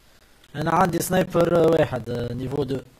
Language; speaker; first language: Arabic; native; Arabic